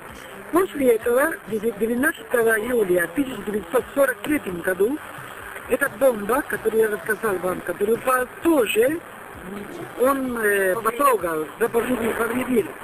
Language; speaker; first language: Russian; non-native, learner; Italian